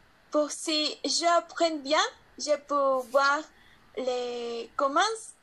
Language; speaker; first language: French; non-native, learner; Spanish